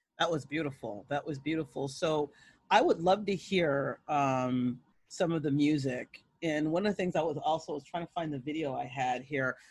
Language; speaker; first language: English; native; English